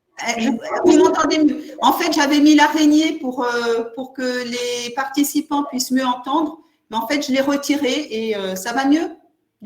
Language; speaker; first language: French; native; French